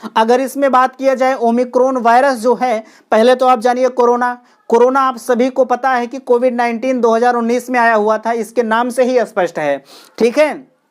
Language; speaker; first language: Hindi; native; Hindi